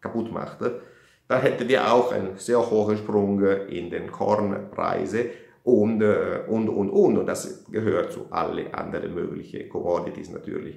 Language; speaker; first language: German; non-native, fluent; Italian